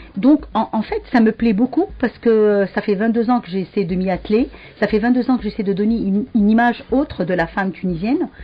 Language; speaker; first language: French; non-native, local second language; Arabic